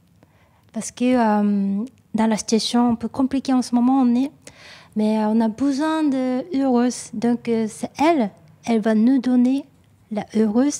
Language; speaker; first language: French; non-native, learner; Japanese